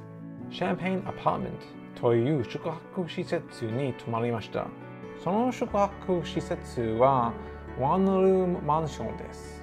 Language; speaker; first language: Japanese; non-native, learner; English